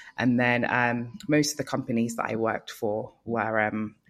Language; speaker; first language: English; early bilingual, other home language; Yoruba